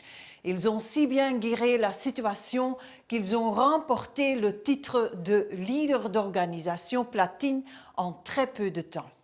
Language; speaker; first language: French; non-native, local second language; Dutch